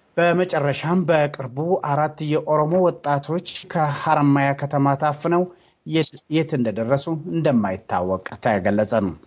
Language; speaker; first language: Amharic; non-native, local second language; Oromo